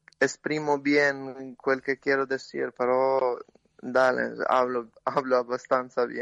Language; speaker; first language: Spanish; non-native, learner; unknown